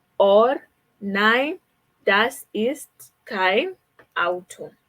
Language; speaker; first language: German; non-native, fluent; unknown